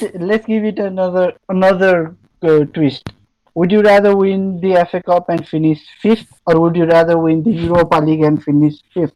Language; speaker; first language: English; non-native, local second language; Nepali